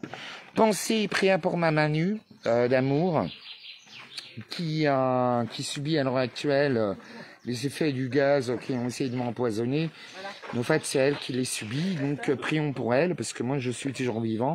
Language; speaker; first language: French; native; French